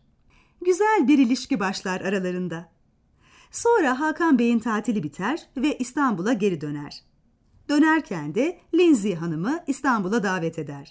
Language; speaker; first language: Turkish; native; Turkish